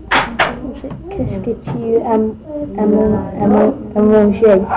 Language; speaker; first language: French; non-native, learner; English